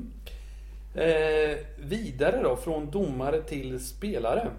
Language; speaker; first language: Swedish; native; Swedish